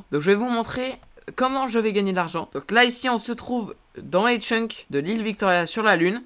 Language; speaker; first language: French; native; French